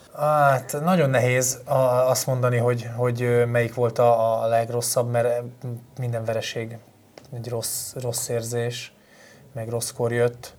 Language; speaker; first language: Hungarian; native; Hungarian